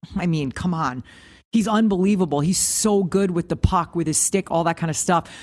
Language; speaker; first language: English; native; English